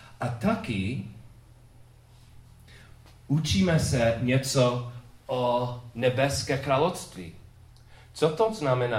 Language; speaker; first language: Czech; non-native, fluent; English